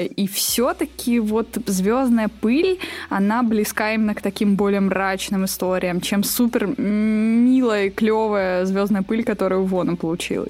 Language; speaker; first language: Russian; native; Russian